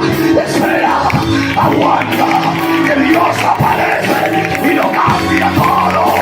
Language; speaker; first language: Spanish; native; Spanish